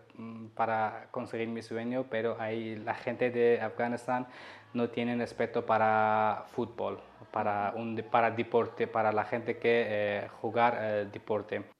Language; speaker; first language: Spanish; non-native, learner; Persian